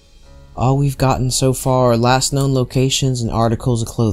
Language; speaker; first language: English; native; English